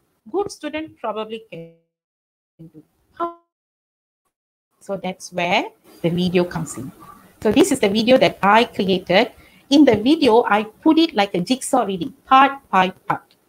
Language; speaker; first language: English; non-native, local second language; Tamil